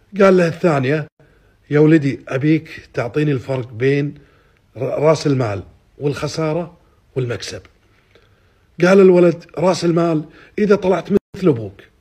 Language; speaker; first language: Arabic; native; Arabic